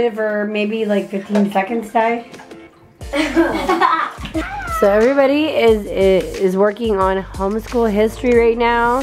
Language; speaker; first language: English; native; English